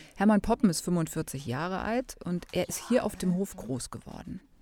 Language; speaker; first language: German; native; German